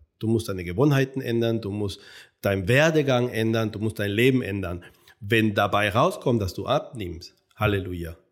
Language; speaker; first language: German; non-native, fluent; Spanish